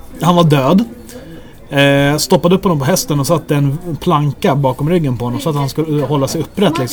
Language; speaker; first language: Swedish; native; Swedish